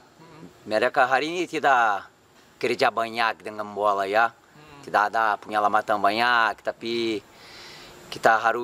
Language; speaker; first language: Indonesian; non-native, learner; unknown